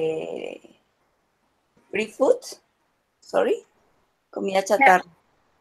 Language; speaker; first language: English; non-native, learner; Spanish